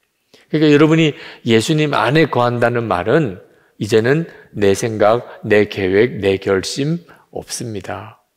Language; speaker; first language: Korean; native; Korean